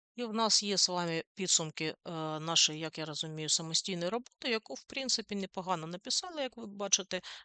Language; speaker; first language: Ukrainian; native; Ukrainian